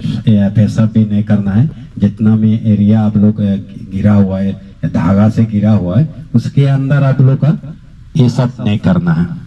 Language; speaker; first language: Hindi; non-native, local second language; Chakma